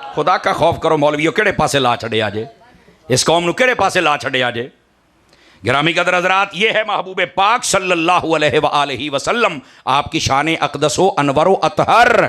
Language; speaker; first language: Urdu; non-native, local second language; Punjabi